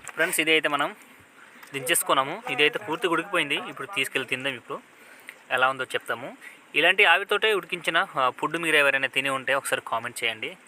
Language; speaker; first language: Telugu; non-native, local second language; Odia